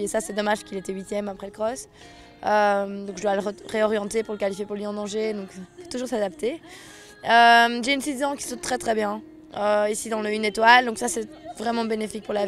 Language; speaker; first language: French; native; French